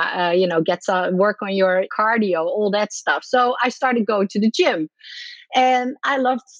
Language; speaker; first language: English; non-native, fluent; Dutch